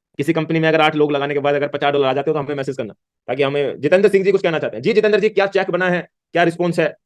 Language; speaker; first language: Hindi; native; Hindi